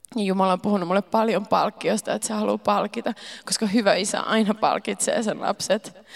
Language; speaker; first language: Finnish; early bilingual, heritage; Finnish